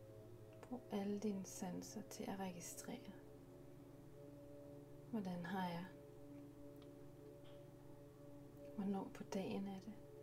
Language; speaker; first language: Danish; native; Danish